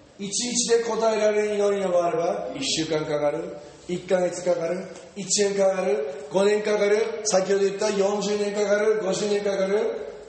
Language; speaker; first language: Japanese; non-native, fluent; English